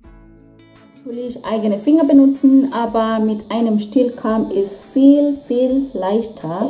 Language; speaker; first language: German; non-native, fluent; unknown